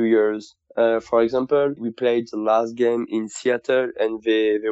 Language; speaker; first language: English; non-native, fluent; French